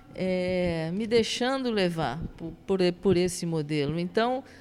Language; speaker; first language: Portuguese; native; Portuguese